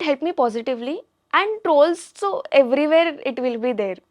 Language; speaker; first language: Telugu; non-native, local second language; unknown